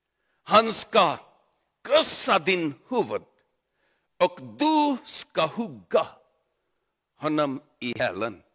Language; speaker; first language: Swedish; non-native, learner; Urdu